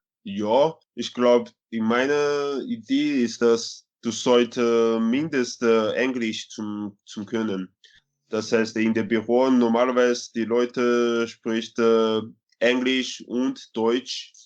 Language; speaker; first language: German; non-native, learner; Chinese